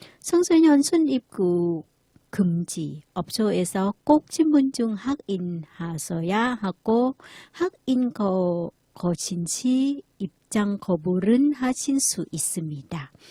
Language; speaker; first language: Korean; non-native, learner; Thai